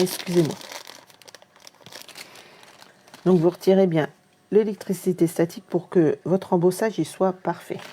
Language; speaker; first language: French; native; French